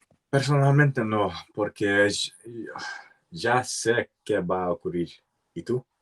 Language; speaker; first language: Spanish; non-native, learner; English